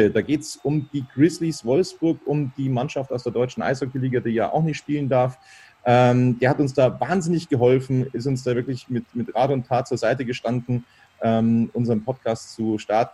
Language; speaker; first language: German; native; German